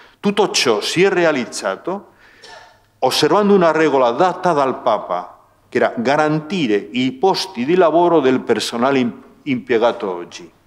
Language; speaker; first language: Italian; non-native, fluent; Spanish